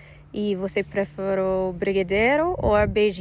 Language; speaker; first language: Portuguese; non-native, learner; English